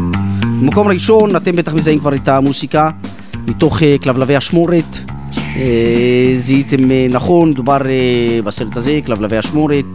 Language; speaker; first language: Hebrew; native; Hebrew